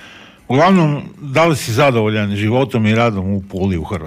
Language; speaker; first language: Serbian; native; Serbian